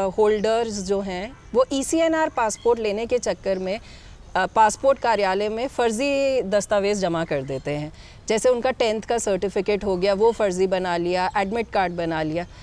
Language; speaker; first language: Hindi; native; Hindi